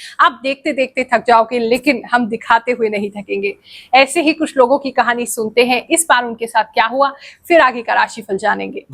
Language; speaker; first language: Hindi; native; Hindi